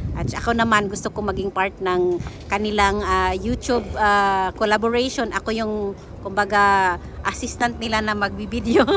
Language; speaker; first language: Filipino; non-native, local second language; Cebuano